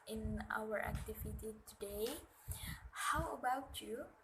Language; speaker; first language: English; non-native, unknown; Indonesian